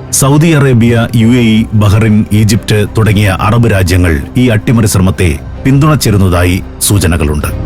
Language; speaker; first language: Malayalam; native; Malayalam